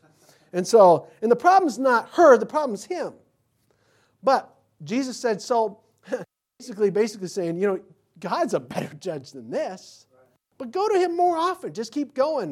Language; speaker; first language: English; native; English